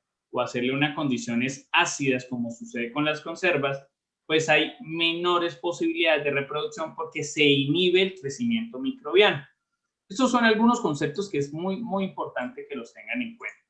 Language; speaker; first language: Spanish; native; Spanish